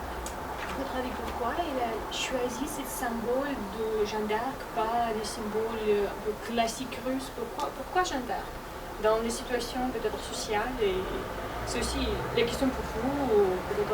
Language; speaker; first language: French; non-native, fluent; Russian